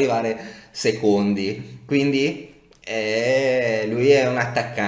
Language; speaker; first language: Italian; native; Italian